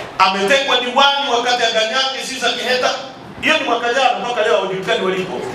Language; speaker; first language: Swahili; native; Swahili